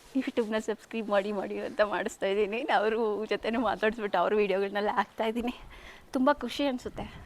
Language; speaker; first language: Kannada; native; Kannada